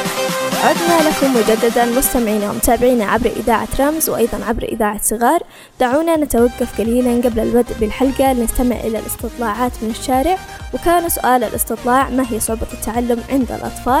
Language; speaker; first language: Arabic; native; Arabic